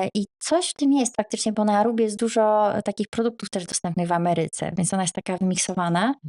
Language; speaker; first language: Polish; native; Polish